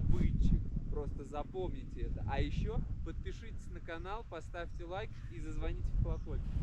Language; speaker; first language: Russian; native; Russian